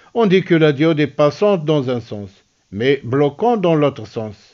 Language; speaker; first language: French; non-native, local second language; Arabic